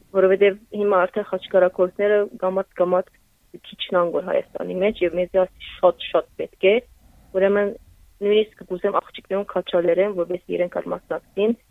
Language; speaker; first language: Armenian; early bilingual, heritage; Armenian